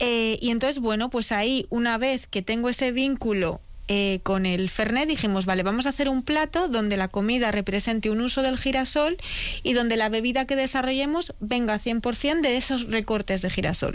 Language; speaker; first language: Spanish; native; Spanish